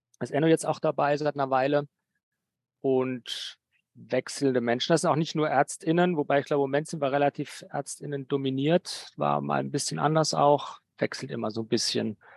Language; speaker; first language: German; native; German